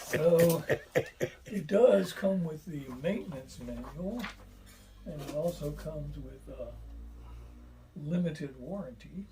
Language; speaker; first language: English; native; English